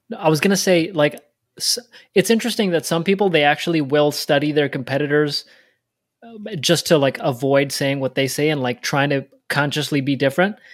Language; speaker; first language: English; native; English